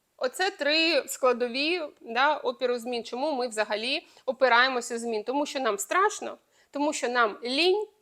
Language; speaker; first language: Ukrainian; non-native, local second language; Russian